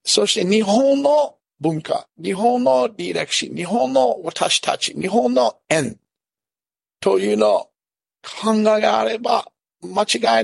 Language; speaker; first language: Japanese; non-native, learner; English